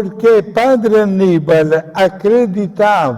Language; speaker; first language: Portuguese; non-native, fluent; Italian